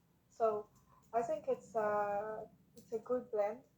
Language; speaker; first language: English; non-native, learner; French